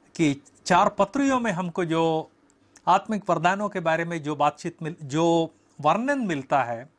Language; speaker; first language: Hindi; native; Hindi